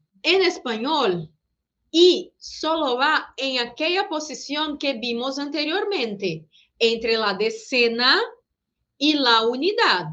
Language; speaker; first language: Spanish; non-native, fluent; Portuguese